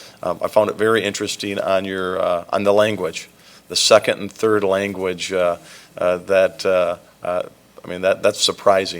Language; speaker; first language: English; native; English